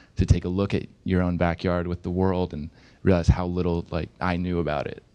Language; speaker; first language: English; native; English